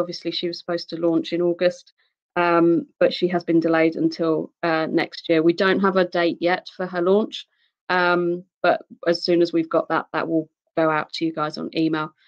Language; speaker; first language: English; native; English